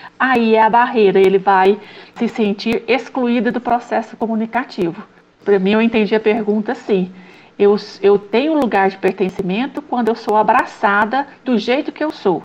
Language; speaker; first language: Portuguese; native; Portuguese